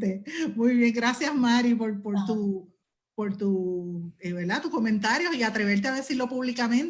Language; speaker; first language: Spanish; native; Spanish